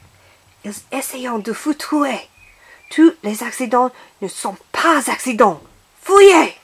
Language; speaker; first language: French; non-native, learner; English